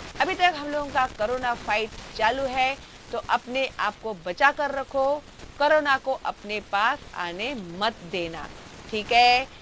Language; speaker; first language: Hindi; non-native, local second language; Marathi